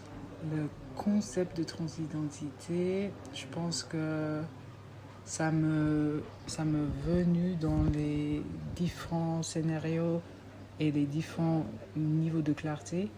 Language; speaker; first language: French; non-native, fluent; English